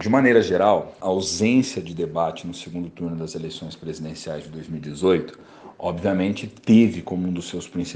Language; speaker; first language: Portuguese; native; Portuguese